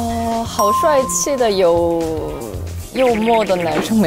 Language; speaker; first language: Chinese; non-native, fluent; Korean